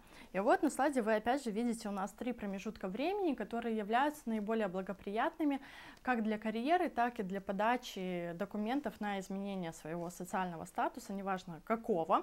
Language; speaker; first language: Russian; native; Russian